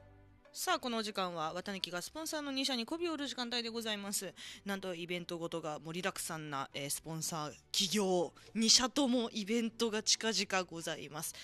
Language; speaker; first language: Japanese; native; Japanese